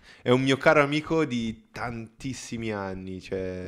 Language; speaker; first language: Italian; native; Italian